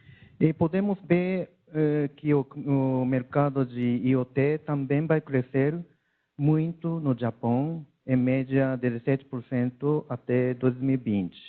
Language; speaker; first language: Portuguese; non-native, learner; Japanese